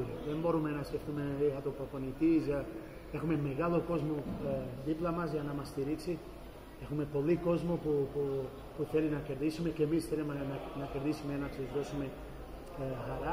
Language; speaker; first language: Greek; non-native, fluent; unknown